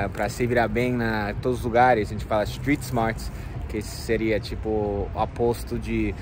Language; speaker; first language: Portuguese; non-native, fluent; English